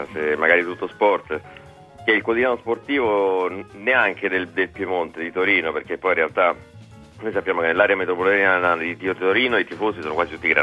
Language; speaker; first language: Italian; native; Italian